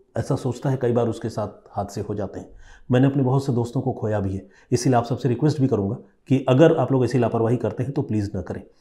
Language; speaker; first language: Hindi; non-native, local second language; Bangla